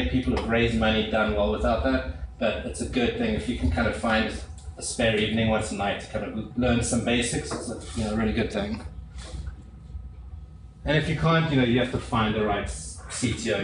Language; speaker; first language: English; native; English